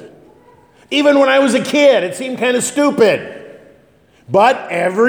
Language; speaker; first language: English; native; English